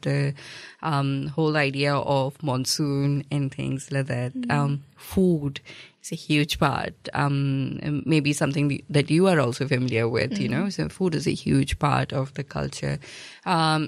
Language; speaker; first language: English; non-native, local second language; Malayalam